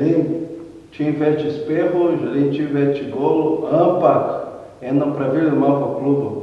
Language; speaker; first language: Slovenian; non-native, learner; Portuguese